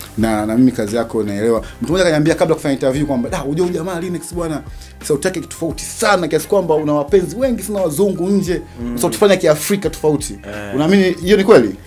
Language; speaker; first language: Swahili; native; Swahili